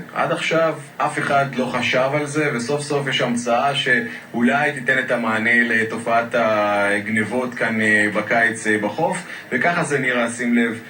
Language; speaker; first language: Hebrew; native; Hebrew